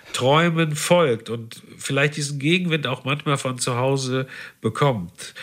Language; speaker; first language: German; native; German